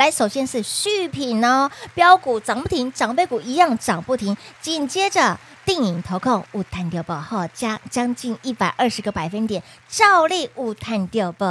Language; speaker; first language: Chinese; native; Chinese